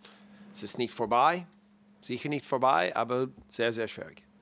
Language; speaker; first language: German; non-native, learner; English